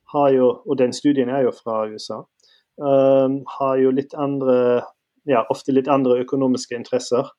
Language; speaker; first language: Norwegian; non-native, fluent; German